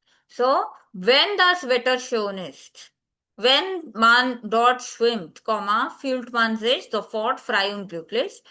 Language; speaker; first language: German; non-native, learner; Hindi